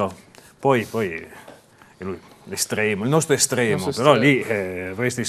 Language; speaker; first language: Italian; native; Italian